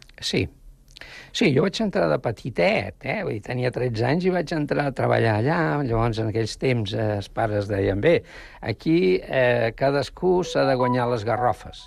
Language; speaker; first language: Catalan; non-native, local second language; Spanish